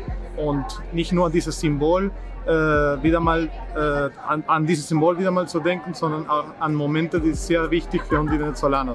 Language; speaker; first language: German; non-native, fluent; Spanish